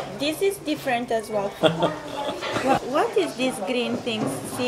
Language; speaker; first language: English; non-native, fluent; Italian